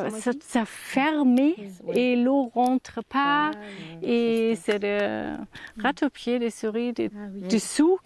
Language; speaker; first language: French; non-native, learner; German